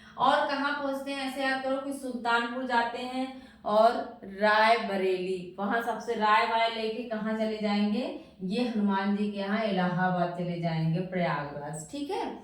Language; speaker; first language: Hindi; native; Hindi